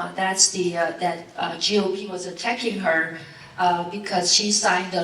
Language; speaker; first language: English; non-native, fluent; Chinese